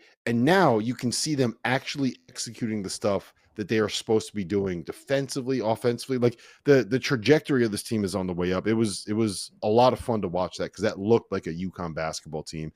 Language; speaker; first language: English; native; English